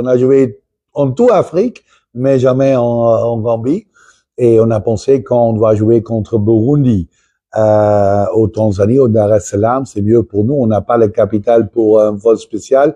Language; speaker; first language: French; non-native, fluent; Dutch